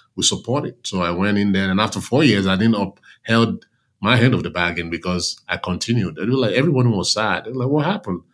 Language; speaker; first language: English; non-native, local second language; Yoruba